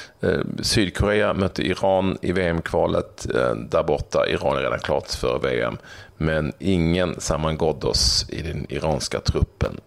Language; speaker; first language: Swedish; native; Swedish